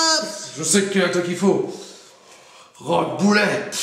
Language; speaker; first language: French; native; French